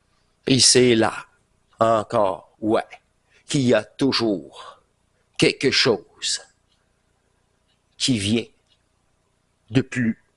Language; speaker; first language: French; native; French